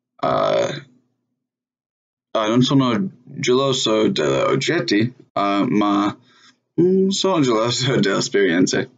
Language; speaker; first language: Italian; non-native, learner; English